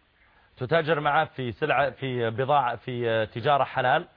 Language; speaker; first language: Arabic; native; Arabic